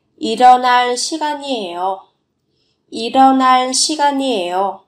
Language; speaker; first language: Korean; non-native, fluent; Vietnamese